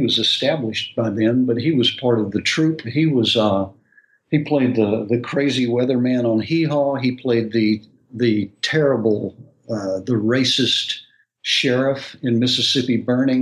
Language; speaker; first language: English; native; English